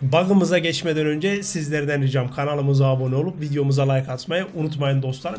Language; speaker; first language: Turkish; native; Turkish